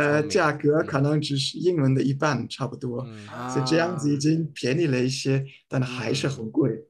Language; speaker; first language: Chinese; non-native, fluent; German